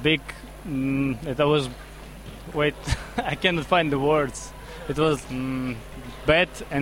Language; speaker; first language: English; non-native, learner; Russian